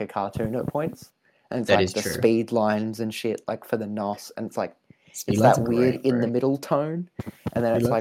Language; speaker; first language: English; native; English